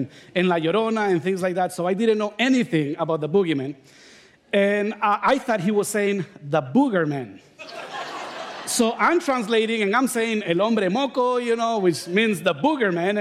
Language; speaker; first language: English; non-native, fluent; Spanish